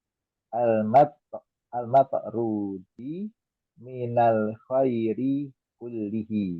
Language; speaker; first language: Arabic; non-native, learner; Indonesian